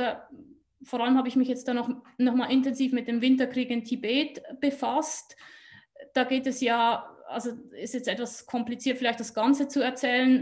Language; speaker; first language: German; native; German